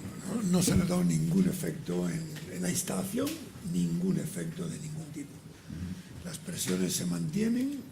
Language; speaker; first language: Spanish; native; Spanish